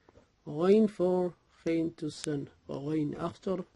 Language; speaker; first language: Dutch; non-native, learner; Somali